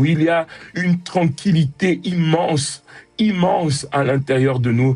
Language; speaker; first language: French; native; French